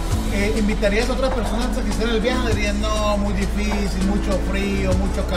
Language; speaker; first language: Spanish; native; Spanish